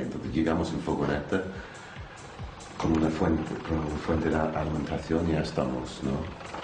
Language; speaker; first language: Spanish; non-native, fluent; English